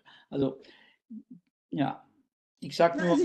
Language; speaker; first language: German; non-native, fluent; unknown